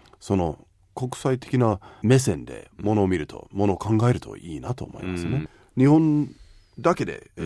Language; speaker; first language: Japanese; non-native, fluent; English